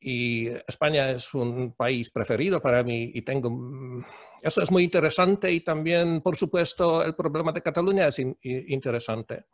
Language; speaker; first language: Spanish; non-native, fluent; Polish